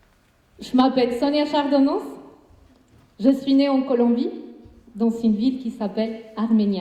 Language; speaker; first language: French; non-native, fluent; Spanish